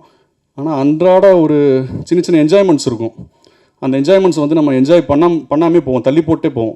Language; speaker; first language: Tamil; native; Tamil